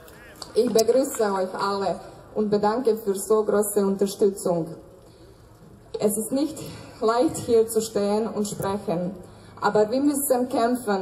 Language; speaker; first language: German; non-native, fluent; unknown